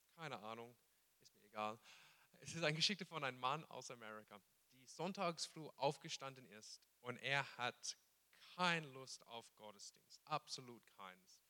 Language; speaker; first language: German; non-native, fluent; English